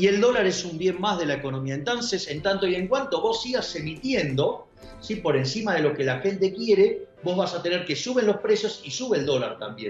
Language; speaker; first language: Spanish; native; Spanish